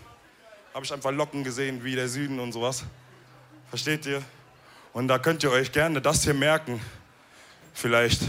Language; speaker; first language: German; early bilingual, other home language; Wolof